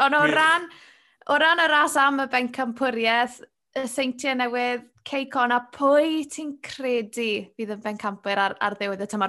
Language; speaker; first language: Welsh; native; Welsh